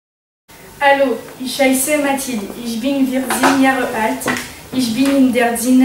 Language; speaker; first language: German; non-native, learner; French